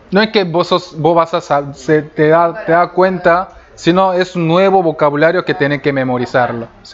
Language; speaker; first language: Spanish; non-native, fluent; Korean